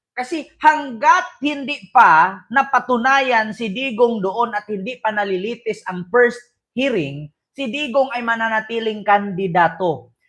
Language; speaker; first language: Filipino; non-native, local second language; Cebuano